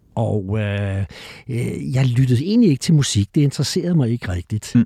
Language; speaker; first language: Danish; native; Danish